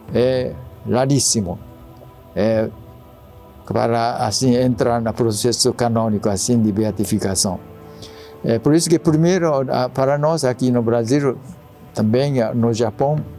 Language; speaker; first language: Portuguese; non-native, learner; Japanese